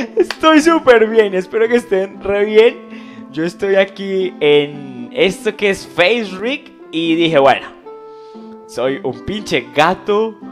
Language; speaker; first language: Spanish; native; Spanish